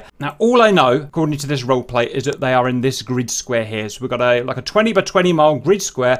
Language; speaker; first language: English; native; English